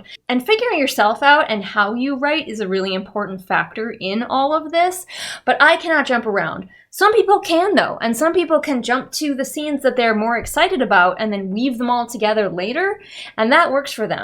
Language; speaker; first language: English; native; English